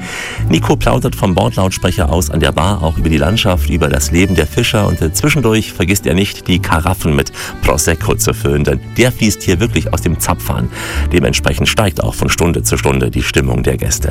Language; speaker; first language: German; native; German